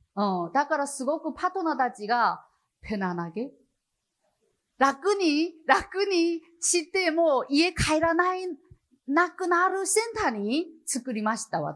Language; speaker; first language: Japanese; non-native, fluent; Chinese